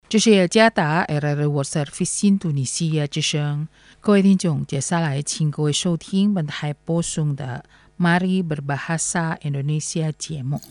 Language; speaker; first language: Chinese; non-native, learner; Indonesian